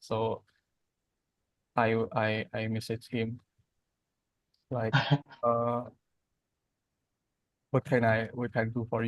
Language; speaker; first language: English; non-native, learner; Indonesian